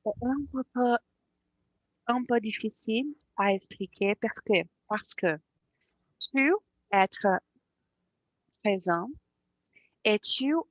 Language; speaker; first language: French; non-native, learner; Portuguese